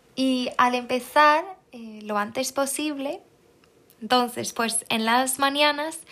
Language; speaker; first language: Spanish; non-native, fluent; Swedish